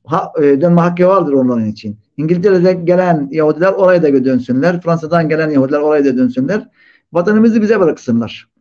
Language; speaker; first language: Turkish; non-native, fluent; Arabic